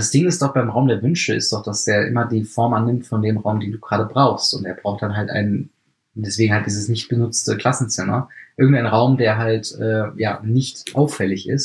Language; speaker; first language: German; native; German